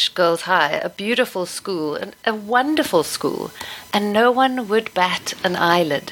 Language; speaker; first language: English; native; English